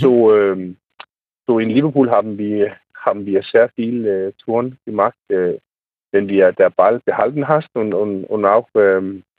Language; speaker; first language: German; non-native, learner; Danish